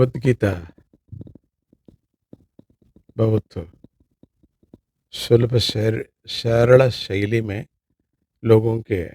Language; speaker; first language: Hindi; non-native, local second language; Kannada